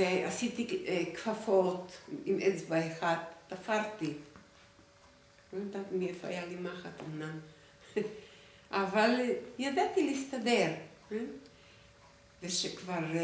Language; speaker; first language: Hebrew; non-native, fluent; Hungarian